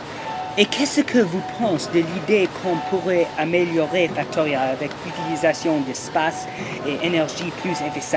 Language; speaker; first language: French; non-native, learner; English